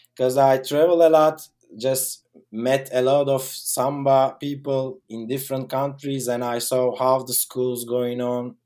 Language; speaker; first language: English; non-native, fluent; Turkish